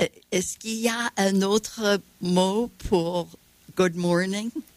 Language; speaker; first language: French; non-native, learner; English